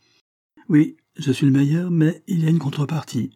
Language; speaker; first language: French; native; French